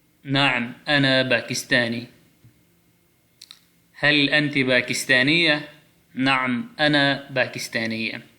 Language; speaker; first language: Arabic; non-native, fluent; Pashto